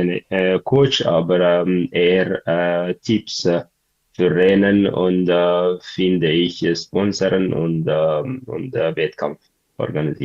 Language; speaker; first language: German; non-native, learner; Tigrinya